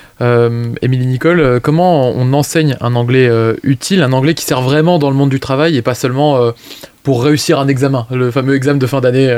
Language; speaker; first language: French; native; French